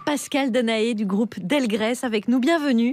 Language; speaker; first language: French; native; French